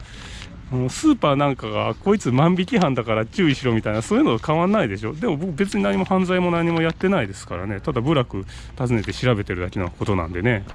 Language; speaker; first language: Japanese; native; Japanese